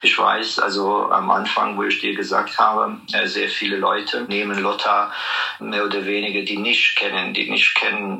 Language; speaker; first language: German; non-native, fluent; Hungarian